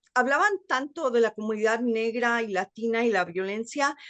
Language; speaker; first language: Spanish; early bilingual, heritage; Spanish